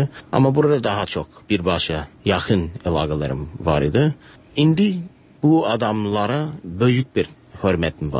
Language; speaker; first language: Turkish; non-native, fluent; English